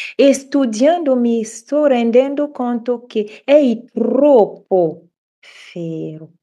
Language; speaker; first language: Italian; non-native, fluent; French